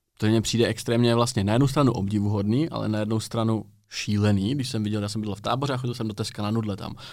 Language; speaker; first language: Czech; native; Czech